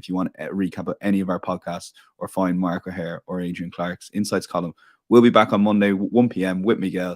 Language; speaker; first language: English; native; English